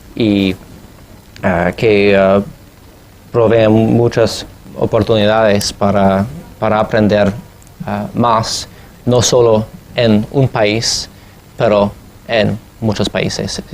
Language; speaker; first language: Spanish; non-native, fluent; English